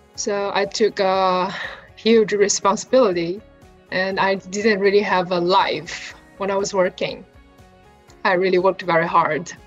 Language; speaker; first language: English; non-native, fluent; Chinese